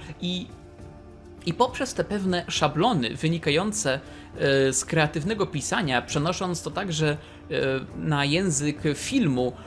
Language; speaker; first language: Polish; native; Polish